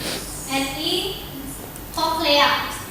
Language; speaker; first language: English; non-native, learner; Indonesian